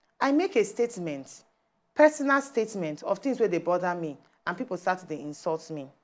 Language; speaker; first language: Nigerian Pidgin; native; Nigerian Pidgin